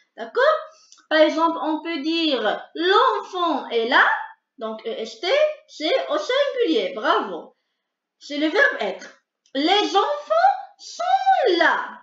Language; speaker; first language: French; non-native, local second language; Arabic